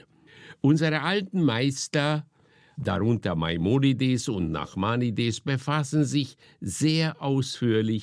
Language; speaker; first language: German; native; German